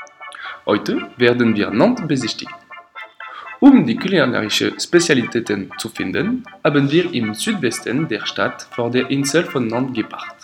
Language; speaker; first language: German; non-native, learner; French